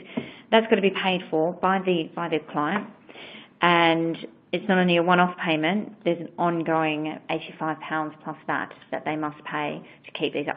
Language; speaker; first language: English; native; English